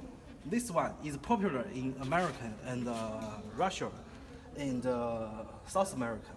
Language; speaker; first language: English; non-native, learner; Chinese